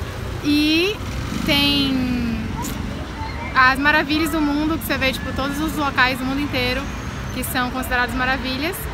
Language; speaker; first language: Portuguese; native; Portuguese